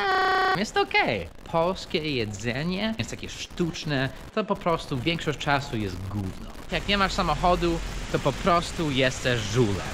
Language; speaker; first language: Polish; non-native, fluent; English